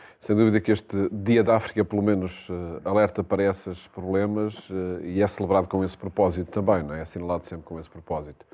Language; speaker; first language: Portuguese; native; Portuguese